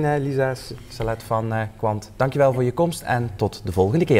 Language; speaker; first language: Dutch; native; Dutch